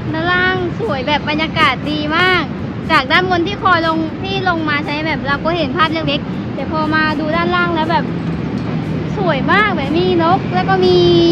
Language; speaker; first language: Thai; non-native, fluent; Lao